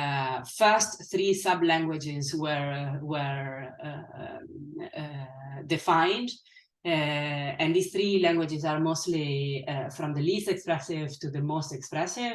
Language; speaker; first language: English; non-native, fluent; Italian